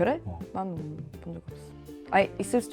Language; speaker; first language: Korean; non-native, fluent; Swedish